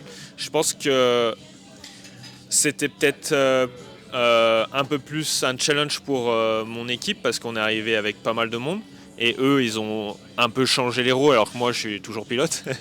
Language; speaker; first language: French; native; French